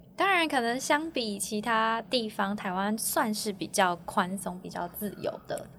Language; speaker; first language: Chinese; native; Chinese